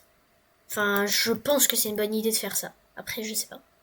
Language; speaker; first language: French; native; French